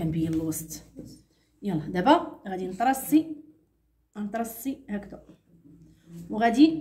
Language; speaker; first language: Arabic; native; Arabic